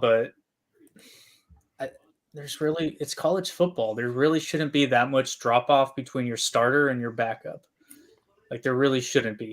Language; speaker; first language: English; native; English